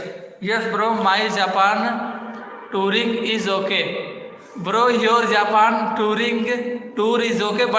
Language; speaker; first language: English; non-native, learner; Hindi